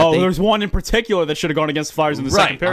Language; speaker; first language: English; native; English